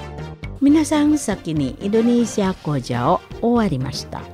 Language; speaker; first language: Japanese; non-native, fluent; Indonesian